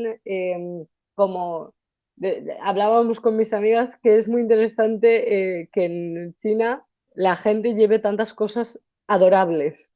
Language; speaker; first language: Spanish; native; Spanish